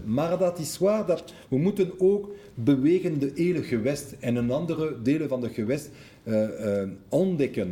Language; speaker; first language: Dutch; non-native, local second language; French